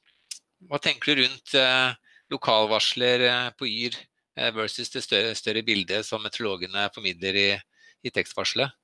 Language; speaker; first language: Norwegian; native; Norwegian